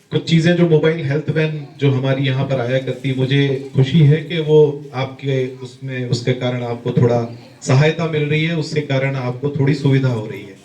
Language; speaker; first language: Hindi; native; Hindi